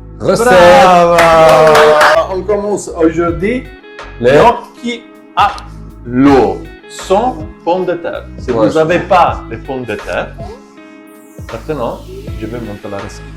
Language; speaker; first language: French; non-native, fluent; Italian